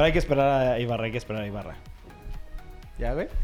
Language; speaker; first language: Spanish; native; Spanish